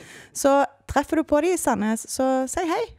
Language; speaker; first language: Norwegian; native; Norwegian